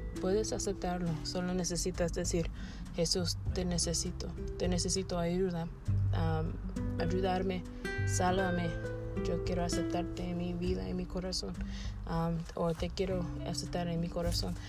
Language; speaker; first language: Spanish; non-native, learner; English